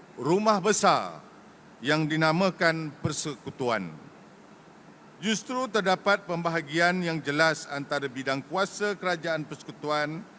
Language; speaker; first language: Malay; native; Malay